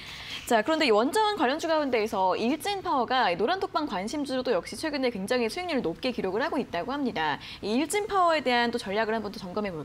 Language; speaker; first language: Korean; native; Korean